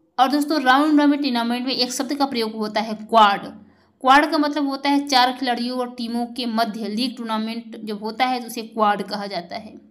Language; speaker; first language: Hindi; native; Hindi